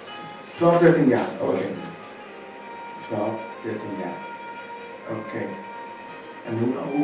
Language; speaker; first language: Dutch; non-native, fluent; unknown